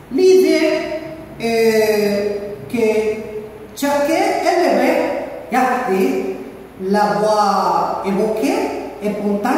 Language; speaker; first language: French; non-native, learner; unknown